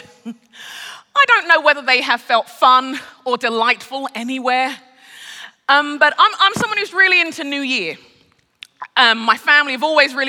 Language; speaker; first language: English; native; English